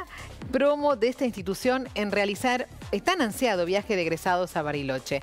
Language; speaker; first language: Spanish; native; Spanish